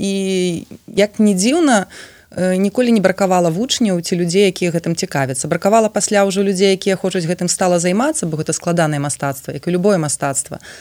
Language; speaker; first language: Belarusian; non-native, local second language; Russian